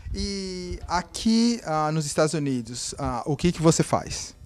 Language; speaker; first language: Portuguese; native; Portuguese